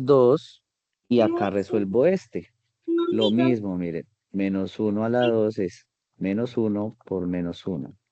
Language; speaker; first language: Spanish; native; Spanish